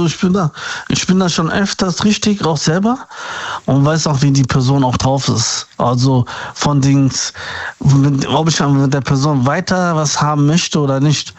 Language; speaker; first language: German; native; German